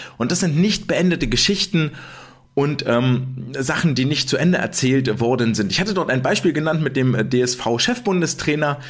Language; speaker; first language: German; native; German